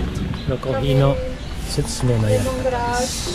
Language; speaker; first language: Japanese; non-native, learner; Indonesian